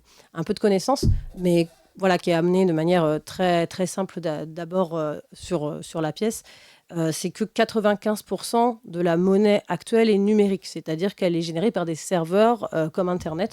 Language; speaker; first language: French; native; French